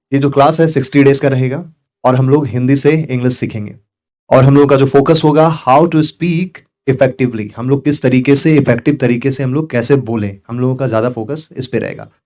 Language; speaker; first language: Hindi; native; Hindi